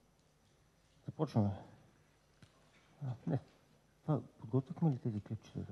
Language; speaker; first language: Bulgarian; native; Bulgarian